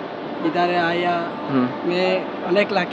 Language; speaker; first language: Hindi; non-native, learner; Bangla